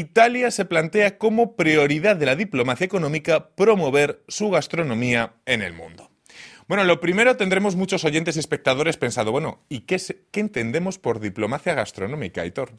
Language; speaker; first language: Spanish; native; Spanish